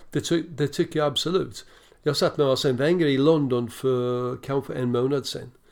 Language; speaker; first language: Swedish; non-native, fluent; English